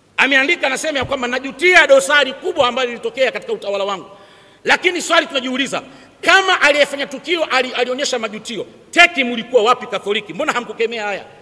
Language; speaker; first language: Swahili; native; Swahili